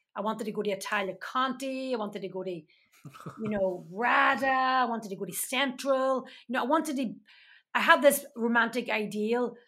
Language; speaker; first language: English; native; English